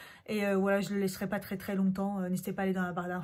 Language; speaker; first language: French; native; French